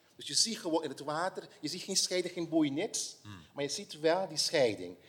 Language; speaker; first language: Dutch; non-native, local second language; Papiamento